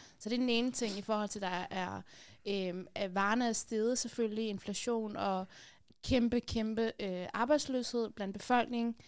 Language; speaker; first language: Danish; early bilingual, other home language; Persian